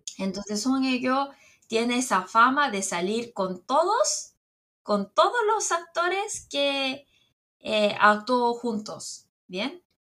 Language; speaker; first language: Spanish; non-native, fluent; Korean